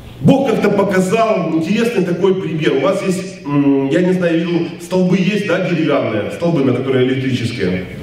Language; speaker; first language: Russian; native; Russian